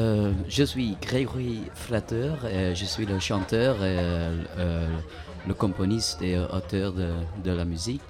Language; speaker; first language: French; non-native, learner; Dutch